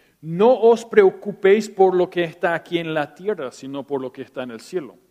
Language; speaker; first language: Spanish; non-native, local second language; German